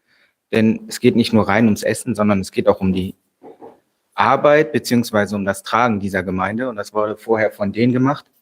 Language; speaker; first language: German; native; German